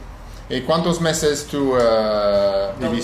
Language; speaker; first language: Spanish; non-native, learner; English